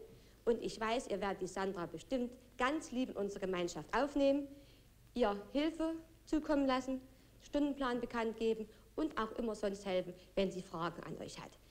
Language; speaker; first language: German; native; German